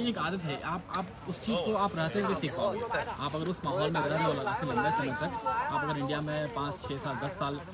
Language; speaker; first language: Hindi; native; Hindi